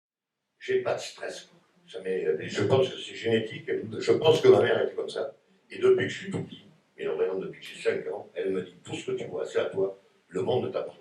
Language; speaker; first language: French; native; French